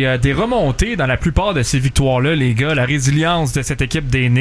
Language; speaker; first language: French; native; French